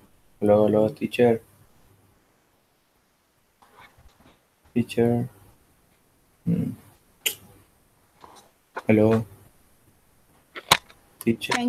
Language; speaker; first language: English; non-native, learner; Spanish